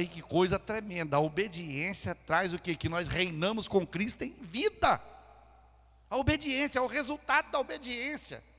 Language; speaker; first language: Portuguese; native; Portuguese